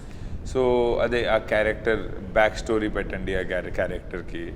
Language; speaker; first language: Telugu; non-native, learner; Hindi